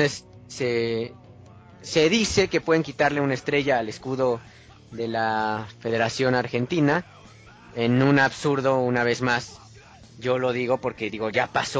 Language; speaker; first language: Spanish; native; Spanish